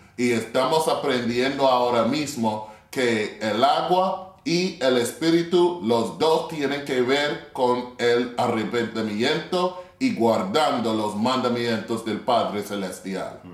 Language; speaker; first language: Spanish; non-native, fluent; English